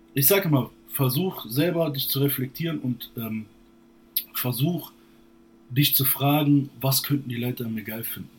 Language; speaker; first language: German; native; German